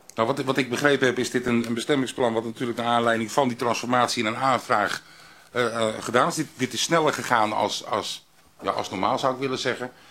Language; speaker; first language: Dutch; native; Dutch